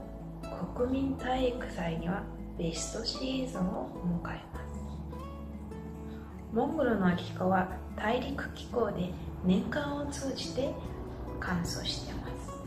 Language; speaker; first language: Japanese; non-native, fluent; Mongolian